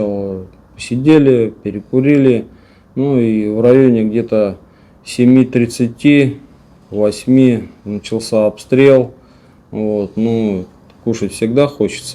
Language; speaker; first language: Russian; native; Russian